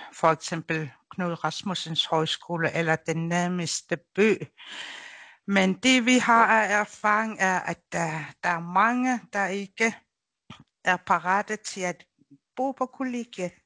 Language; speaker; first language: Danish; non-native, local second language; Kalaallisut